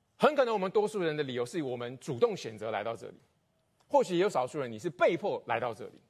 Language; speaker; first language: Chinese; native; Chinese